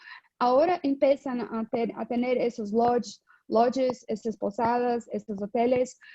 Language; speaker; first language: Spanish; non-native, fluent; Portuguese